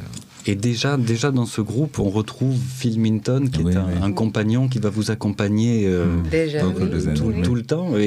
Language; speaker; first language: French; native; French